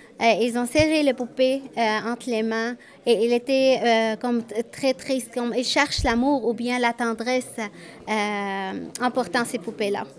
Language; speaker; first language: French; non-native, fluent; Arabic